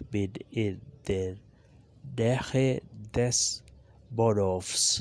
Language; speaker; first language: German; non-native, learner; Urdu